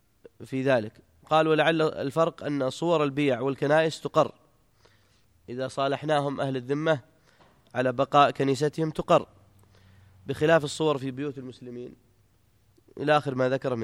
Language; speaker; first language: Arabic; native; Arabic